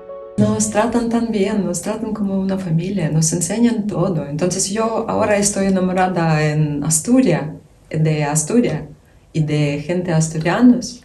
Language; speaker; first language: Spanish; non-native, learner; Ukrainian